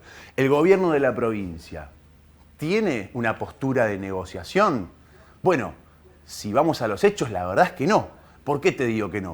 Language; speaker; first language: Spanish; native; Spanish